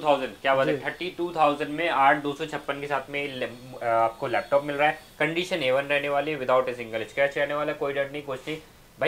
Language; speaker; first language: Hindi; native; Hindi